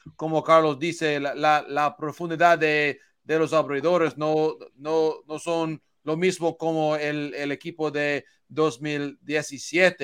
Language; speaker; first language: Spanish; non-native, learner; English